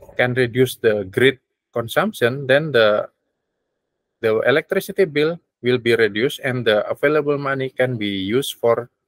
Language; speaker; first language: English; non-native, learner; Indonesian